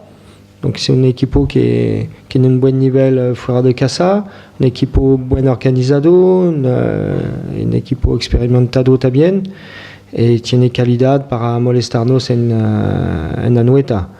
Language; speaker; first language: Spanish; non-native, fluent; French